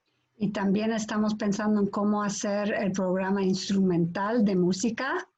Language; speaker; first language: Spanish; non-native, fluent; English